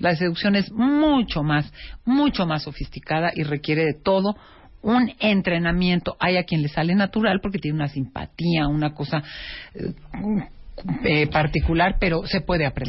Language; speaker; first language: Spanish; native; Spanish